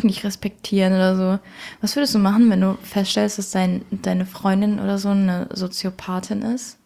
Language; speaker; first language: German; native; German